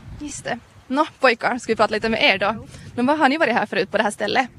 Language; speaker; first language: Swedish; native; Swedish